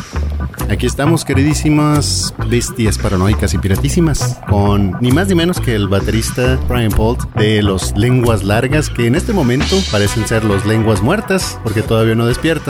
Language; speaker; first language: Spanish; native; Spanish